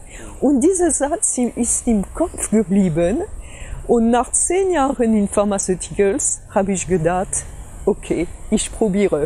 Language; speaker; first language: German; non-native, fluent; French